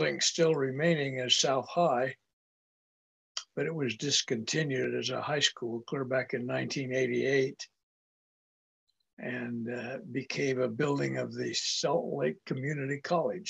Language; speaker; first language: English; native; English